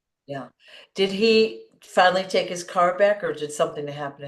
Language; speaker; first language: English; native; English